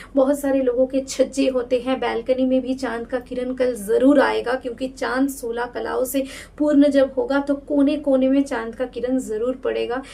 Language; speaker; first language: Hindi; non-native, local second language; Bangla